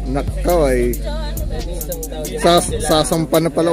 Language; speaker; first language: Filipino; native; Filipino